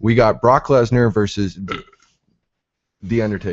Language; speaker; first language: English; native; English